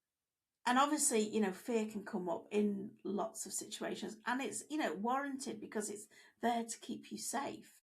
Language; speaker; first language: English; native; English